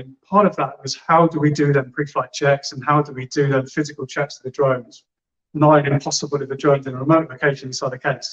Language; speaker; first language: English; native; English